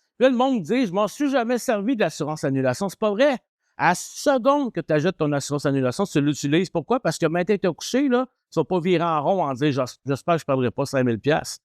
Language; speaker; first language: French; native; French